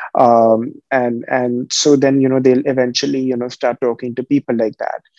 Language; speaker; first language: English; non-native, local second language; Hindi